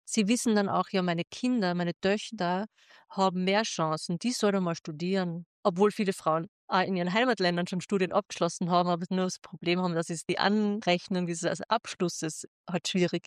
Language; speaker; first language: German; native; German